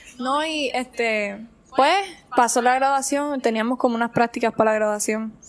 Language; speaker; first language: Spanish; native; Spanish